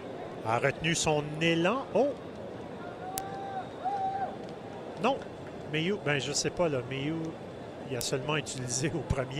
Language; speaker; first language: French; native; French